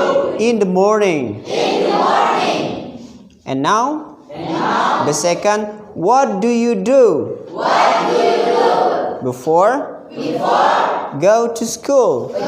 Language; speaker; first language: English; non-native, fluent; Indonesian